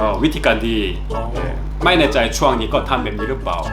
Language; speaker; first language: Thai; non-native, learner; Korean